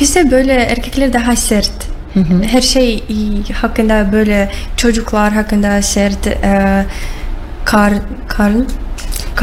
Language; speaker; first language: Turkish; non-native, learner; Russian